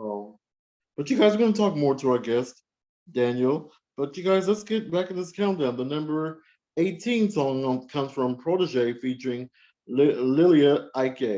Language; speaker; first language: English; native; English